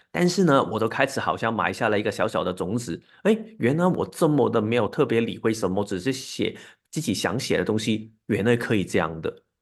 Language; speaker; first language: Chinese; non-native, local second language; Cantonese